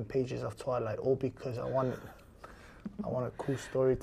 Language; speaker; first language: English; non-native, fluent; Samoan